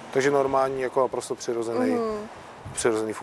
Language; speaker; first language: Czech; native; Czech